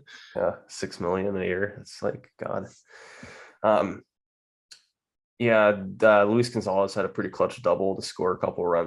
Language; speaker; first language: English; native; English